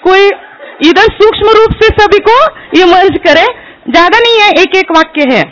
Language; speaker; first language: Hindi; non-native, local second language; Marathi